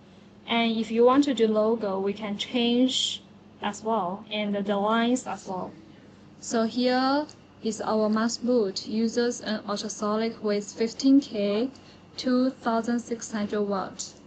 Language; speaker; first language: English; non-native, learner; Chinese